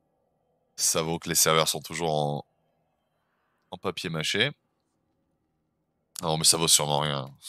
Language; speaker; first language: French; native; French